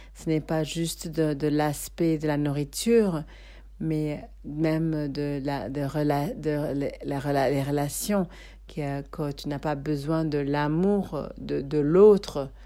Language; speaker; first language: French; non-native, fluent; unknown